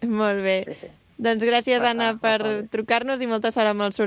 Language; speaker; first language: Catalan; native; Catalan